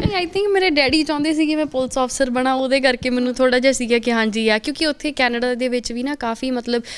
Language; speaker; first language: Punjabi; early bilingual, heritage; Punjabi